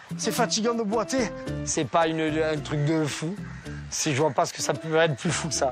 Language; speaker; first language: French; native; French